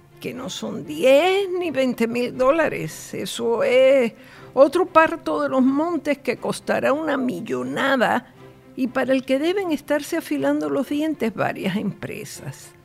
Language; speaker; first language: Spanish; native; Spanish